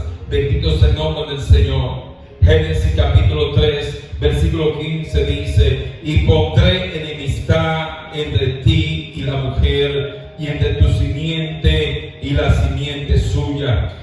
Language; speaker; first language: Spanish; native; Spanish